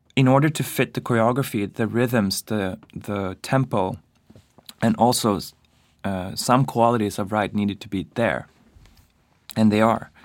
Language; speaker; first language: English; non-native, fluent; Swedish